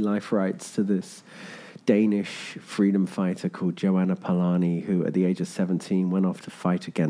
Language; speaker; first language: English; native; English